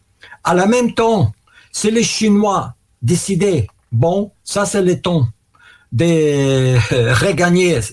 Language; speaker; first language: French; non-native, learner; Russian